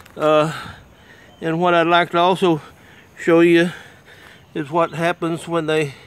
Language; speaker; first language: English; native; English